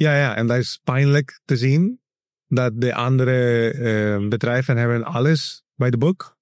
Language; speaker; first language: Dutch; non-native, learner; Spanish